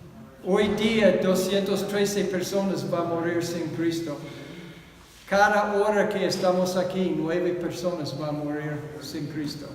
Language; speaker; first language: Spanish; non-native, fluent; English